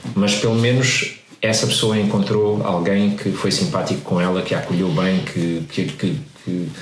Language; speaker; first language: Portuguese; native; Portuguese